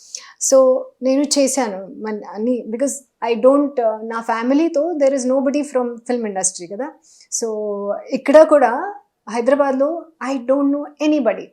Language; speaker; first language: Telugu; non-native, learner; Hindi